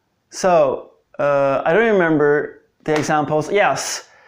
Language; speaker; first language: English; non-native, fluent; French